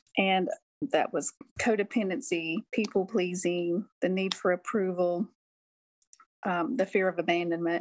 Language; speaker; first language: English; native; English